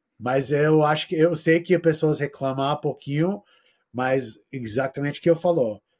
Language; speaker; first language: Portuguese; non-native, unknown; English